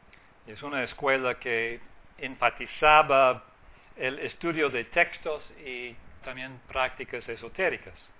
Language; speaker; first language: Spanish; non-native, fluent; English